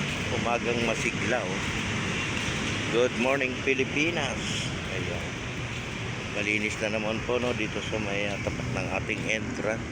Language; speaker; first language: Filipino; native; Filipino